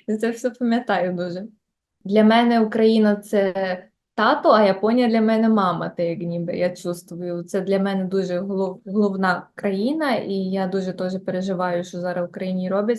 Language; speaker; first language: Ukrainian; early bilingual, heritage; Ukrainian